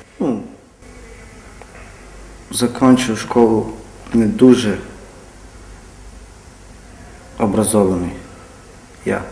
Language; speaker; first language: Ukrainian; non-native, local second language; Romany